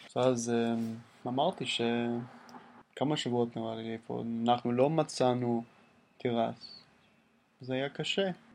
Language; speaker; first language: Hebrew; non-native, learner; English